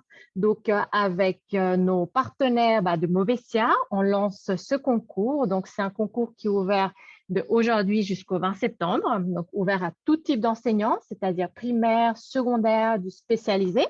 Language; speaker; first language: French; native; French